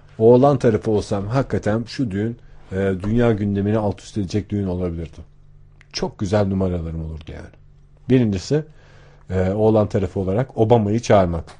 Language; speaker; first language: Turkish; native; Turkish